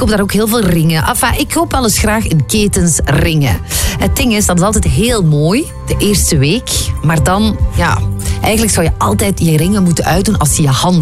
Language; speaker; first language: Dutch; native; Dutch